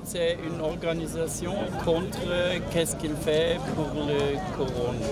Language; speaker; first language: French; non-native, learner; German